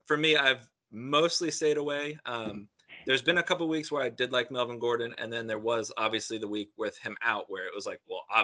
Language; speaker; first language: English; native; English